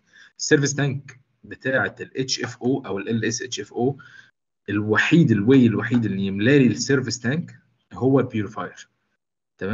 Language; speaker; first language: Arabic; native; Arabic